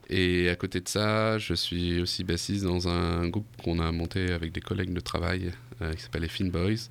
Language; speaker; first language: French; native; French